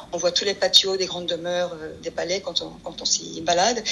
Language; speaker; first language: French; early bilingual, other home language; Spanish